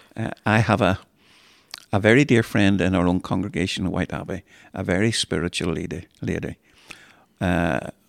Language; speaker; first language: English; native; English